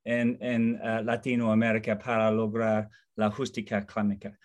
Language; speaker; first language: Spanish; non-native, learner; English